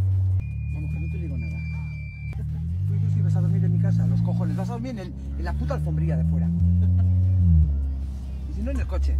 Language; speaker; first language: Spanish; native; Spanish